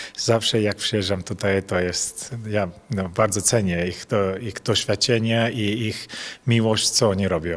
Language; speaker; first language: Polish; non-native, learner; Georgian